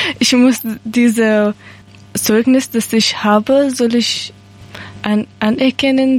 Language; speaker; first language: German; non-native, learner; Persian